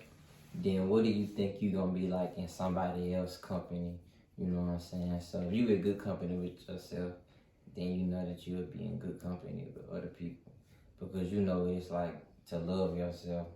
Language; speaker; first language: English; native; English